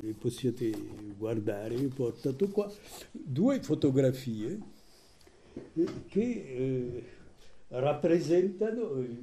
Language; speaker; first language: Italian; non-native, fluent; French